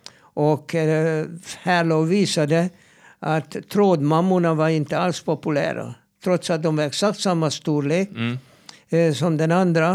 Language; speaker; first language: Swedish; non-native, fluent; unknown